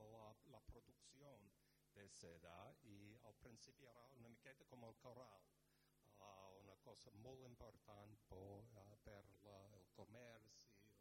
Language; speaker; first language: Catalan; non-native, fluent; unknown